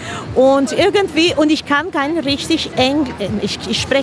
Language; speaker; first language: German; non-native, fluent; Spanish